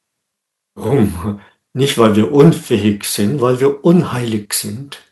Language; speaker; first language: German; non-native, fluent; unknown